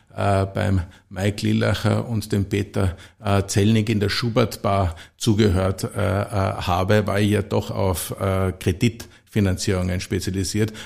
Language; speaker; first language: German; native; German